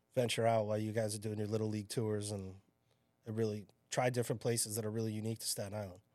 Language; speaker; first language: English; native; English